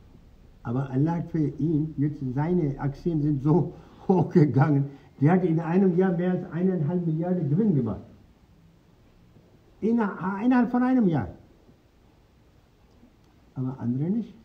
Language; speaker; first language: German; non-native, fluent; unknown